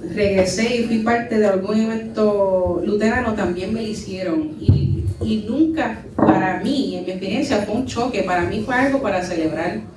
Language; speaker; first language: Spanish; early bilingual, heritage; Spanish